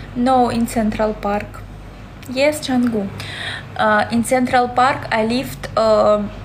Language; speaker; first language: English; non-native, learner; Russian